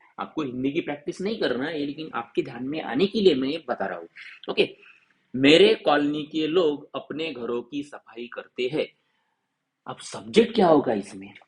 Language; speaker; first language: Hindi; non-native, local second language; Marathi